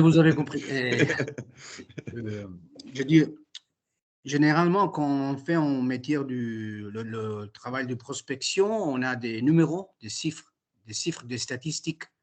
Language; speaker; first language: French; non-native, fluent; Italian